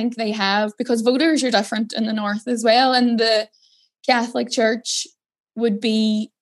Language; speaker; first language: English; native; English